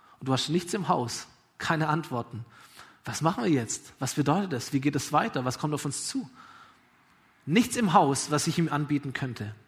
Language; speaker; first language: German; native; German